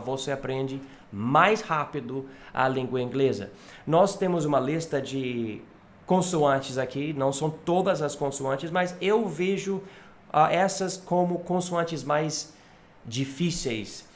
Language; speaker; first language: Portuguese; non-native, fluent; English